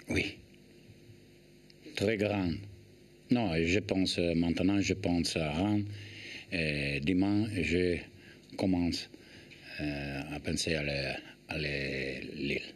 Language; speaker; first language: French; non-native, learner; Italian